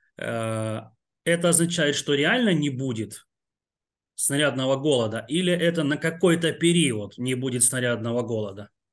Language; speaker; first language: Russian; non-native, local second language; Ukrainian